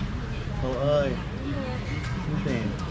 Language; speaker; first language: Vietnamese; non-native, learner; English